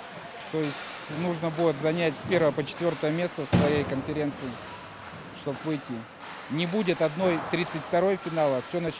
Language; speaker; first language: Russian; native; Russian